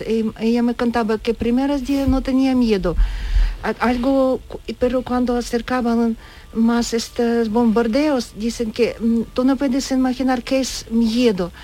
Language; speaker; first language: Spanish; non-native, learner; Ukrainian